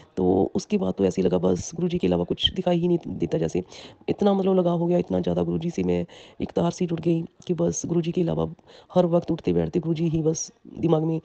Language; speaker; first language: Hindi; non-native, local second language; Punjabi